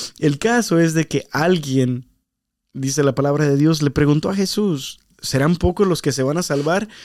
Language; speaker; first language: Spanish; early bilingual, heritage; Spanish